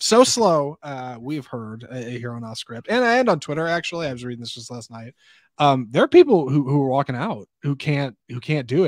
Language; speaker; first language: English; native; English